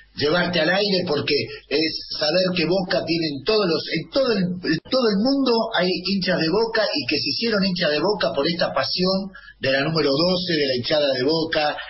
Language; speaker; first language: Spanish; native; Spanish